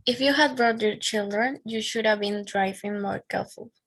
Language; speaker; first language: English; non-native, learner; Spanish